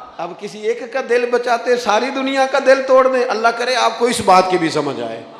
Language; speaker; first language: Urdu; non-native, local second language; Punjabi